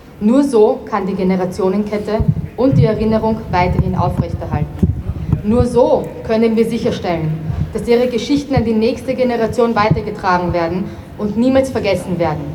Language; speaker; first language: German; native; German